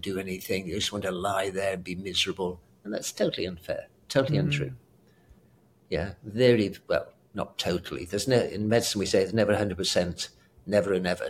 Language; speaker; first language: English; native; English